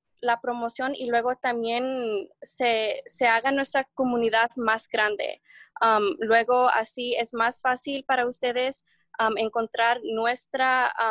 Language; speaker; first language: Spanish; early bilingual, heritage; Spanish